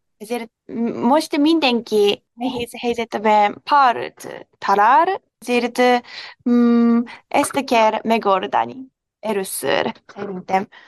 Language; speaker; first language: Hungarian; non-native, learner; Japanese